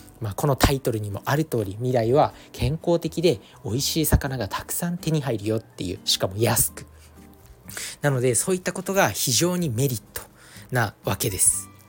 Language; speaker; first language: Japanese; native; Japanese